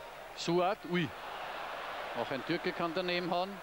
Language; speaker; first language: German; native; German